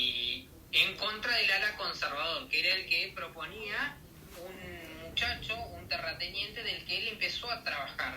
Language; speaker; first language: Spanish; native; Spanish